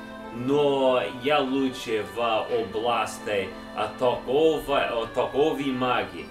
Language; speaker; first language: Russian; non-native, learner; English